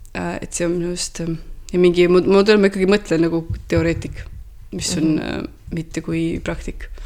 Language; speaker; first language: Estonian; early bilingual, heritage; Estonian